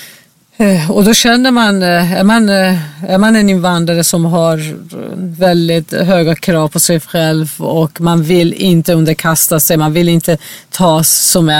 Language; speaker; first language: Swedish; non-native, fluent; Persian